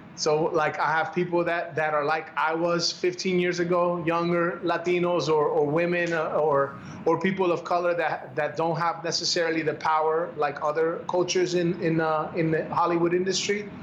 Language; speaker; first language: English; early bilingual, other home language; Spanish